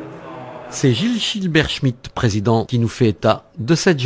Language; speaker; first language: French; native; French